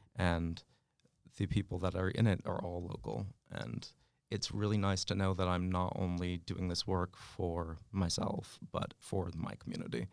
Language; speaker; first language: English; native; English